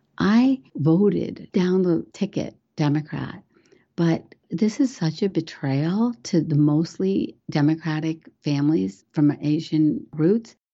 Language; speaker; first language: English; early bilingual, other home language; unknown